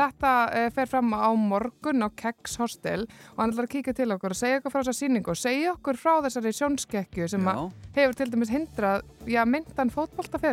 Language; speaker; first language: Icelandic; native; Icelandic